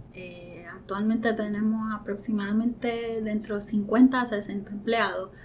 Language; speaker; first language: Spanish; native; Spanish